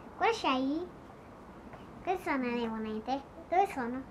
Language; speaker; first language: Italian; early bilingual, heritage; Italian